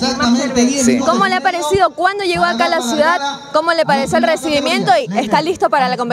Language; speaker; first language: Spanish; native; Spanish